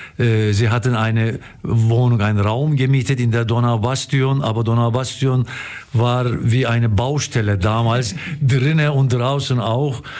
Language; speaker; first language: German; non-native, fluent; Turkish